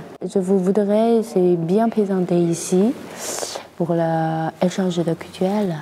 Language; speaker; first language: French; non-native, learner; Chinese